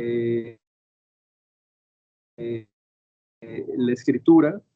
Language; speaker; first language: Spanish; native; Spanish